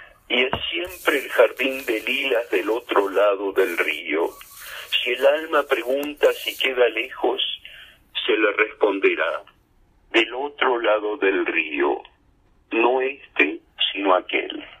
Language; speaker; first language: Spanish; early bilingual, heritage; Spanish